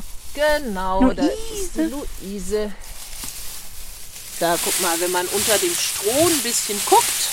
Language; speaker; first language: German; native; German